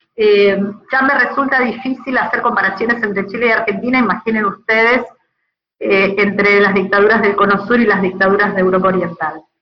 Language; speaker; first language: Spanish; native; Spanish